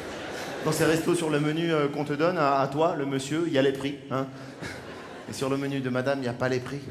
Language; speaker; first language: French; native; French